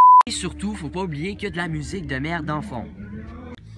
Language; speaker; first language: French; native; French